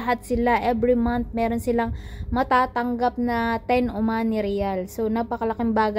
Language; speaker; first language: Filipino; native; Filipino